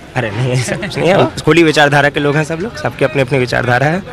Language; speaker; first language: Hindi; native; Hindi